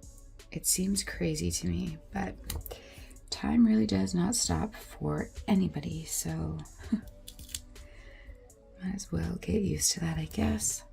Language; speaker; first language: English; native; English